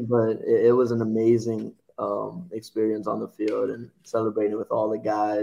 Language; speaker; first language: English; native; English